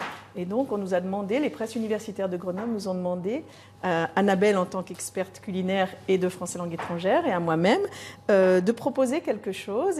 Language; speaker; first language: French; native; French